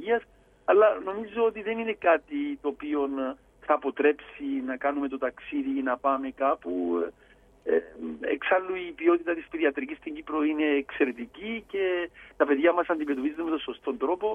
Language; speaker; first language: Greek; native; Greek